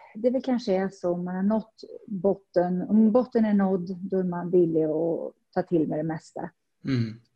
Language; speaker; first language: Swedish; native; Swedish